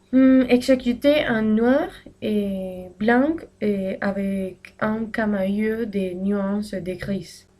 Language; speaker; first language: French; non-native, learner; Spanish